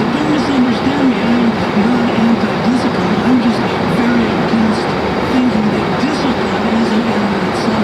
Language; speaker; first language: English; native; English